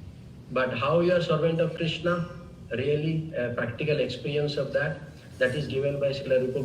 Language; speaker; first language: English; non-native, local second language; Bangla